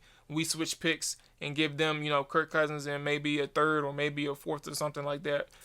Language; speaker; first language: English; native; English